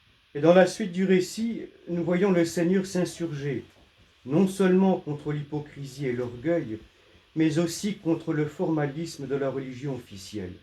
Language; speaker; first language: French; native; French